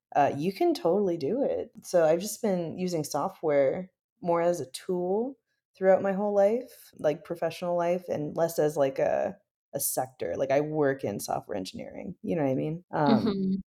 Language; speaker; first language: English; native; English